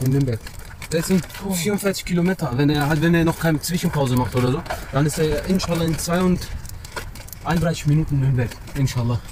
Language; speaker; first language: German; non-native, fluent; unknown